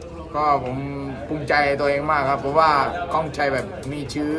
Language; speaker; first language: Thai; non-native, fluent; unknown